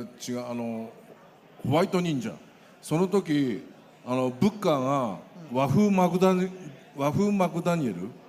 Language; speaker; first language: Japanese; native; Japanese